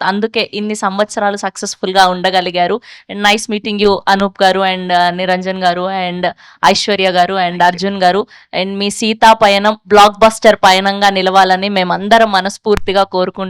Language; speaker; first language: Telugu; native; Telugu